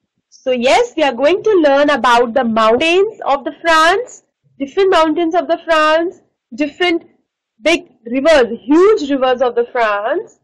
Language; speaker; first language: English; non-native, local second language; Hindi